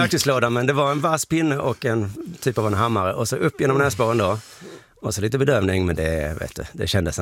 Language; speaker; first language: Swedish; native; Swedish